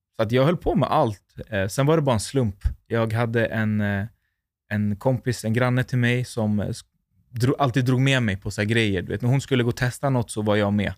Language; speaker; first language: Swedish; native; Swedish